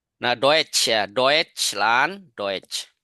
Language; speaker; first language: German; non-native, learner; Indonesian